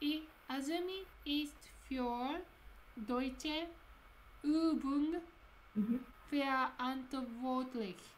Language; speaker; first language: German; non-native, learner; Japanese